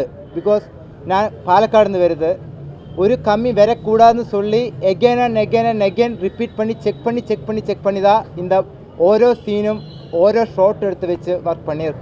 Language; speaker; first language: Tamil; non-native, local second language; Malayalam